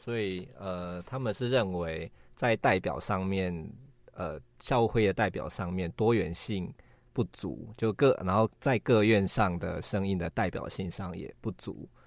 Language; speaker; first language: Chinese; native; Chinese